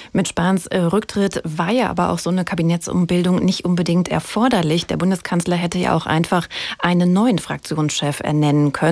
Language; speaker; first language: German; native; German